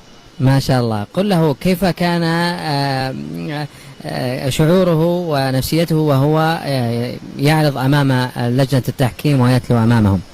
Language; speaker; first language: Arabic; native; Arabic